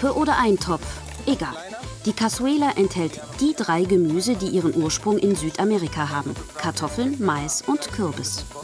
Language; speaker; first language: German; native; German